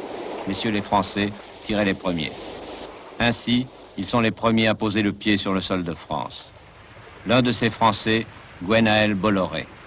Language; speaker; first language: French; native; French